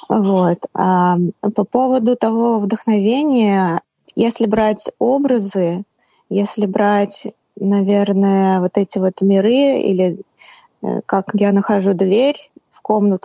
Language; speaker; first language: Russian; non-native, local second language; Tatar